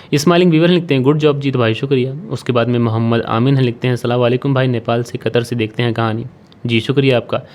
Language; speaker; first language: Hindi; native; Hindi